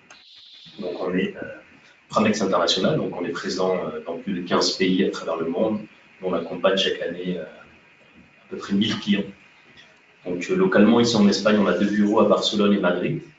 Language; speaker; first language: French; native; French